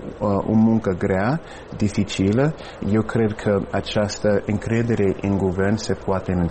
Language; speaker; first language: Romanian; non-native, fluent; English